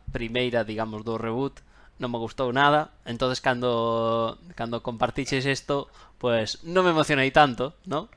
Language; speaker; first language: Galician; non-native, local second language; Spanish